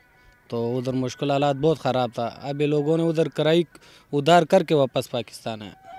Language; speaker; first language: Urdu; non-native, learner; Pashto